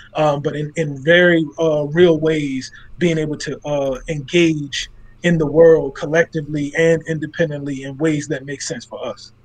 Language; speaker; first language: English; native; English